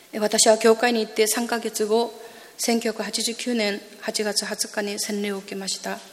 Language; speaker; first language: Japanese; non-native, fluent; Korean